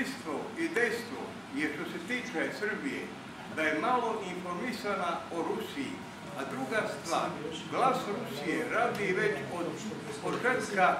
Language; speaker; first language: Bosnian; non-native, fluent; Russian